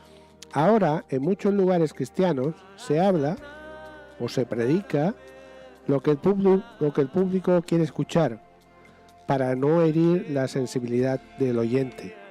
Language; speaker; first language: Spanish; native; Spanish